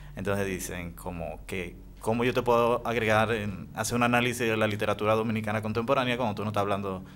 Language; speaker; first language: Spanish; native; Spanish